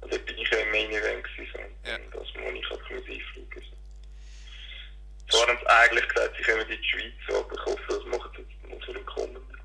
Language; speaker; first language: German; native; German